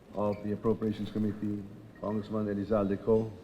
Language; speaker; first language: English; non-native, local second language; Filipino